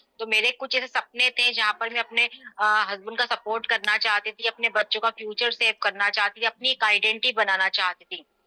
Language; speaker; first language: Hindi; native; Hindi